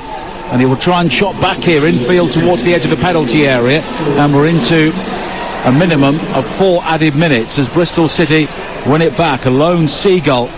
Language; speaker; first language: English; native; English